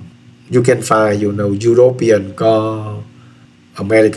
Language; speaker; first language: English; non-native, learner; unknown